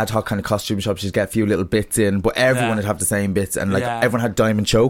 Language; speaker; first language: English; native; English